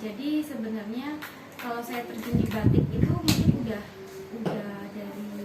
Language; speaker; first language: Indonesian; native; Indonesian